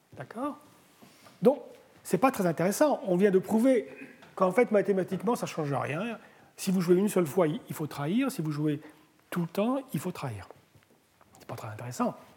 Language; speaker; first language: French; native; French